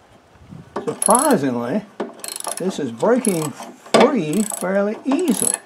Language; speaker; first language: English; native; English